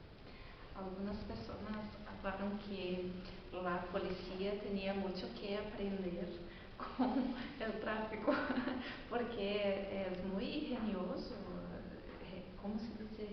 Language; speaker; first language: Spanish; non-native, learner; Portuguese